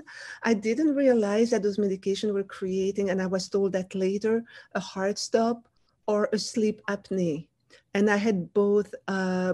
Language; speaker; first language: English; non-native, fluent; French